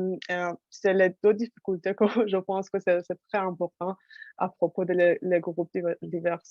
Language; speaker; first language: French; non-native, fluent; Persian